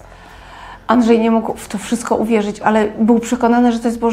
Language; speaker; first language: Polish; native; Polish